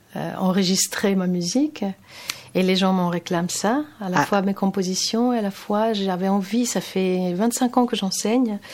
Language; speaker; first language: French; non-native, fluent; Greek